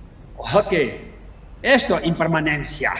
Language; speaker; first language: Spanish; non-native, learner; Tibetan